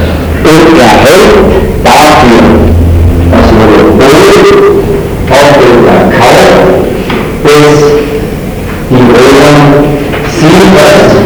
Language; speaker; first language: German; native; German